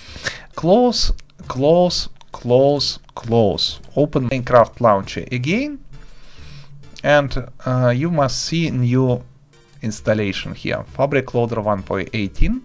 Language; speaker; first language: English; non-native, learner; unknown